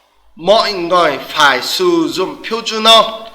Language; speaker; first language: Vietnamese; non-native, fluent; Korean